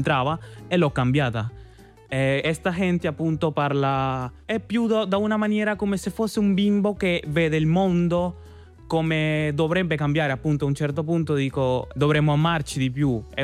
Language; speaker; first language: Italian; non-native, fluent; Spanish